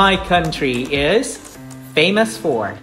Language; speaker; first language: English; non-native, fluent; Vietnamese